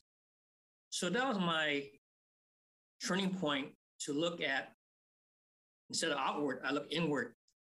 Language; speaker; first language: English; native; English